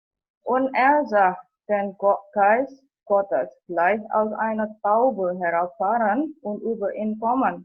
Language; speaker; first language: German; non-native, fluent; Indonesian